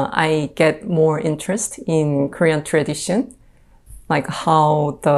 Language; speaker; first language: English; non-native, fluent; Korean